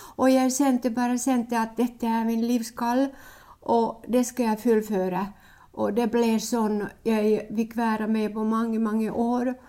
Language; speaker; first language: Norwegian; non-native, fluent; Finnish